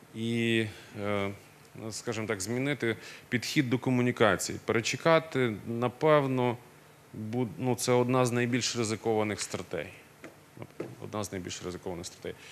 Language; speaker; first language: Ukrainian; non-native, local second language; Russian